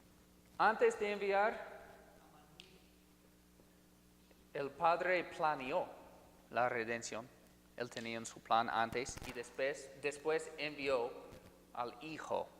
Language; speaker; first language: Spanish; non-native, fluent; English